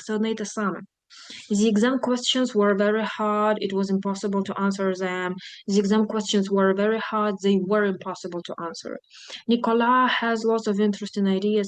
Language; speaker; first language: English; non-native, fluent; Ukrainian